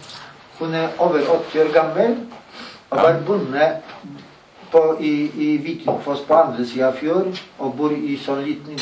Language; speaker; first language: Norwegian; non-native, learner; Polish